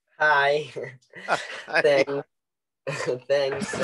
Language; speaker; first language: English; non-native, learner; Italian